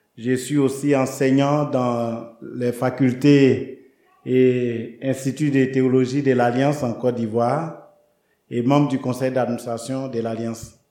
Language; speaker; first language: French; non-native, local second language; Baoulé